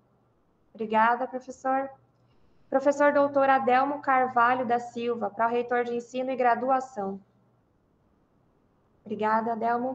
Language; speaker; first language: Portuguese; native; Portuguese